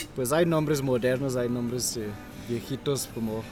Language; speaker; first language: Spanish; non-native, fluent; German